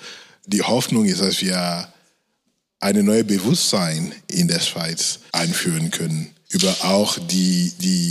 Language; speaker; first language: German; non-native, fluent; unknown